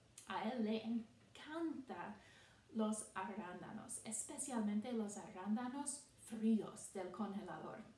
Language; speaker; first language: Spanish; non-native, fluent; English